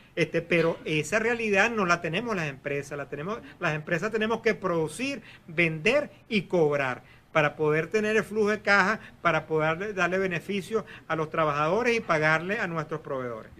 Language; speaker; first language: Spanish; native; Spanish